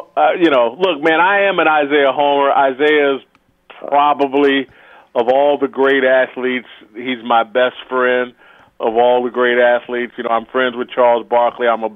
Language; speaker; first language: English; native; English